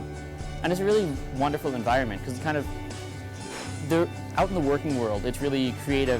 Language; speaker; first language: English; native; English